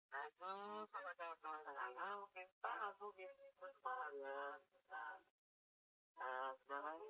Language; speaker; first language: Indonesian; non-native, learner; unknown